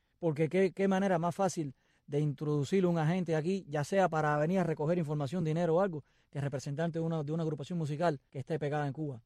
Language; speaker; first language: Spanish; native; Spanish